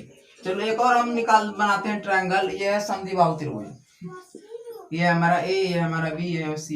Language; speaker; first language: Hindi; native; Hindi